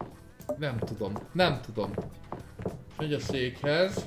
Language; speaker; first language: Hungarian; native; Hungarian